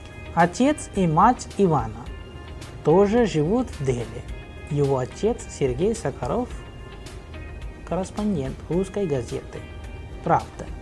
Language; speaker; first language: Russian; non-native, fluent; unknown